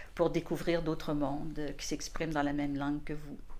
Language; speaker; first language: French; native; French